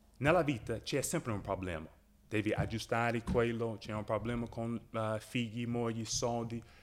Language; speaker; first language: Italian; non-native, learner; English